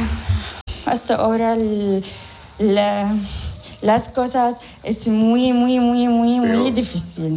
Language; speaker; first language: Spanish; non-native, learner; Arabic